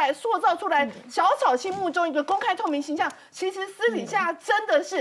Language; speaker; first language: Chinese; native; Chinese